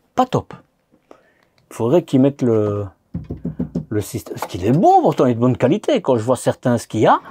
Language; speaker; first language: French; native; French